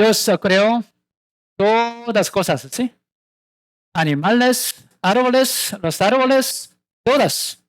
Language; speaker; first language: Spanish; non-native, learner; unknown